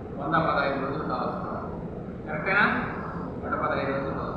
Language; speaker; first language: Telugu; native; Telugu